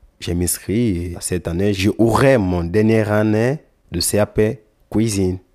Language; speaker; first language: French; non-native, learner; Lingala